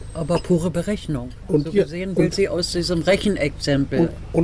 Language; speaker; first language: German; native; German